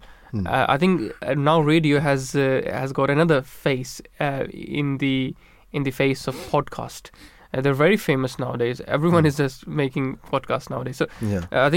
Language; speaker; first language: English; non-native, local second language; Urdu